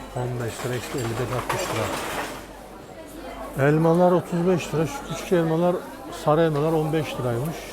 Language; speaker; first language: Turkish; native; Turkish